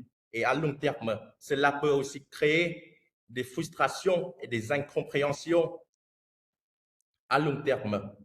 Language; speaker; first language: French; non-native, fluent; Vietnamese